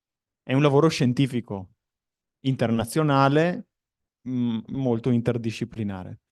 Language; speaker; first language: Italian; native; Italian